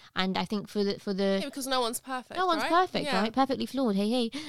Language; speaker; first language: English; early bilingual, other home language; Arabic